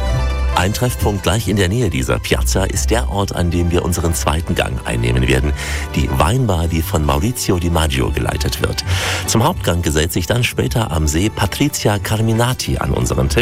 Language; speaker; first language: German; native; German